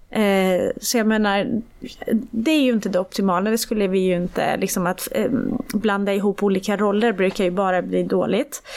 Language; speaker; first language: Swedish; early bilingual, other home language; Persian